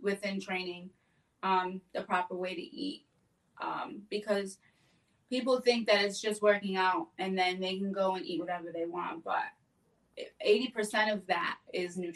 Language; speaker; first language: English; native; English